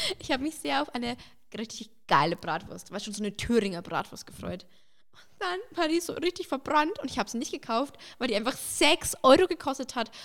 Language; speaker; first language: German; early bilingual, other home language; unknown